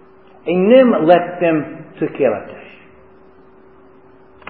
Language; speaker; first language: Hungarian; non-native, fluent; English